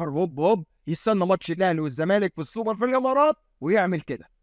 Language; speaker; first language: Arabic; native; Arabic